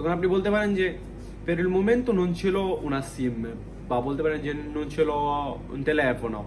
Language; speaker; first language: Italian; non-native, fluent; Bangla